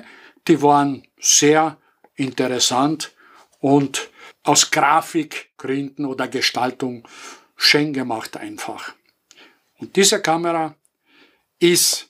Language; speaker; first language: German; non-native, fluent; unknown